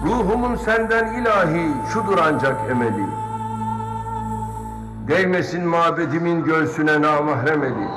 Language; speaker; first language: Turkish; native; Turkish